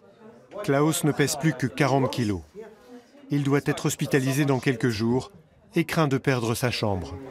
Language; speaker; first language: French; native; French